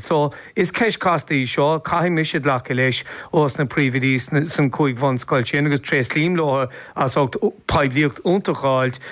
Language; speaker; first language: Irish; native; Irish